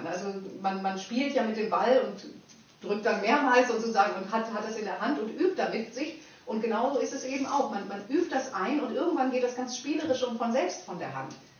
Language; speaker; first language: German; native; German